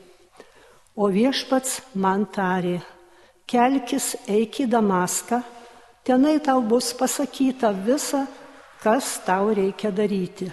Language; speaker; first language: Lithuanian; native; Lithuanian